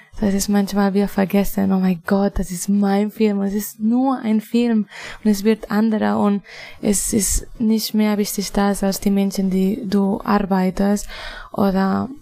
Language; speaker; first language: German; non-native, fluent; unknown